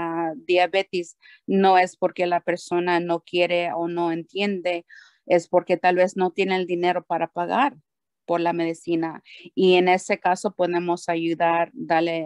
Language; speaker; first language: Spanish; early bilingual, heritage; Spanish